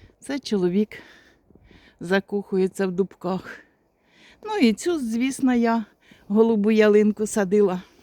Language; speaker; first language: Ukrainian; native; Ukrainian